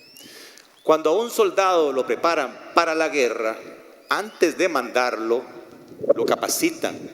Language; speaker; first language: Spanish; native; Spanish